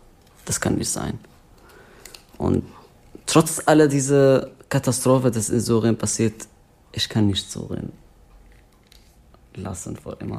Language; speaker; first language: German; non-native, learner; Arabic